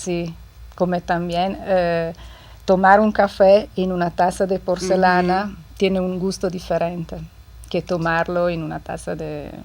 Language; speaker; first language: Spanish; non-native, fluent; Italian